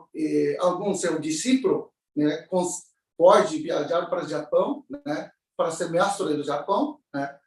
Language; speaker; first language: Portuguese; non-native, learner; Japanese